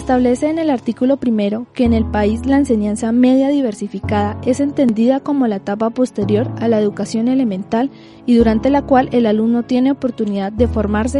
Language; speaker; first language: Spanish; native; Spanish